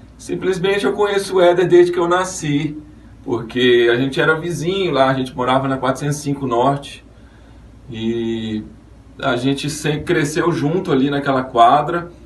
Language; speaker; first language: Portuguese; native; Portuguese